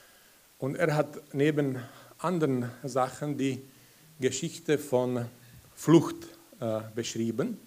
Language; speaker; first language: German; non-native, fluent; Slovak